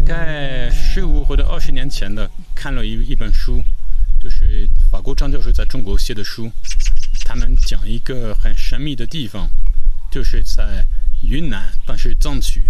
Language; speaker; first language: Chinese; non-native, fluent; French